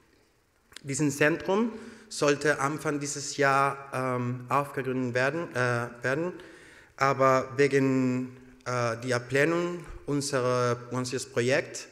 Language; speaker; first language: German; non-native, learner; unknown